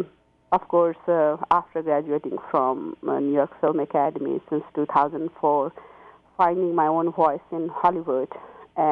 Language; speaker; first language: English; non-native, local second language; Hindi